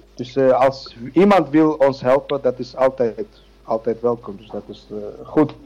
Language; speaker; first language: Dutch; non-native, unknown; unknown